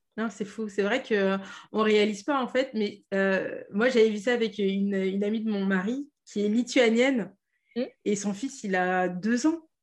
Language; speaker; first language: French; native; French